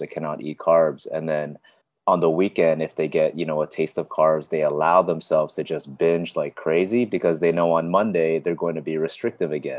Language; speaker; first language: English; native; English